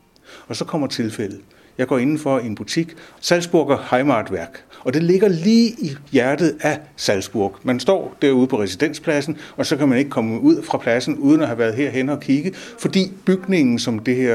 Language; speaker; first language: Danish; native; Danish